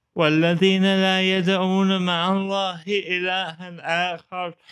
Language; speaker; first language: Arabic; non-native, fluent; English